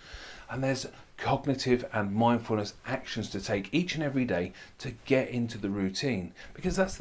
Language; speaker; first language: English; native; English